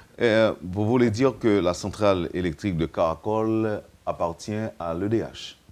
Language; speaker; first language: French; native; French